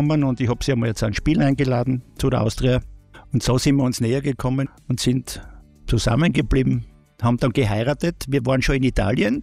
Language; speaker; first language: German; native; German